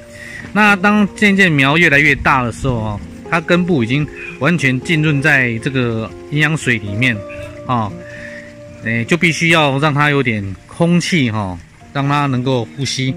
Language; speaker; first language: Chinese; native; Chinese